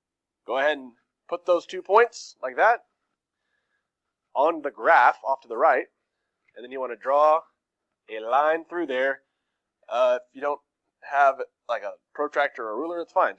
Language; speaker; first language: English; native; English